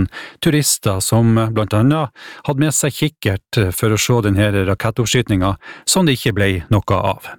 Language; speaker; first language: Norwegian; native; Norwegian